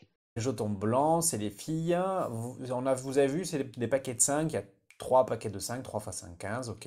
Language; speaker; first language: French; native; French